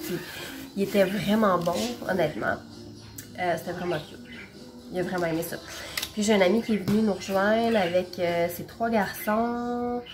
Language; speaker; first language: French; native; French